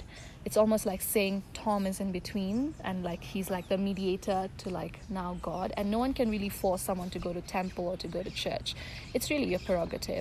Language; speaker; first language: English; non-native, local second language; Tamil